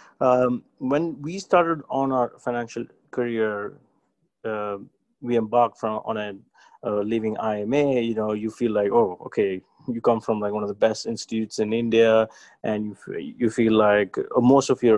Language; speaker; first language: English; non-native, local second language; Tamil